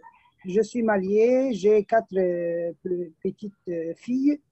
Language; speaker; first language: French; non-native, fluent; Arabic